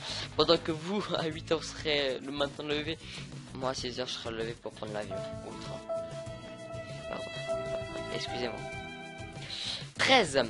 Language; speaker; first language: French; native; French